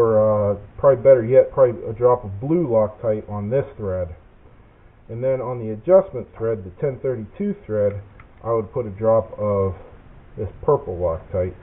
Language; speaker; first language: English; native; English